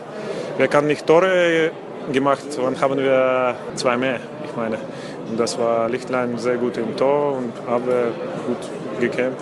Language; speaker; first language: German; non-native, learner; Russian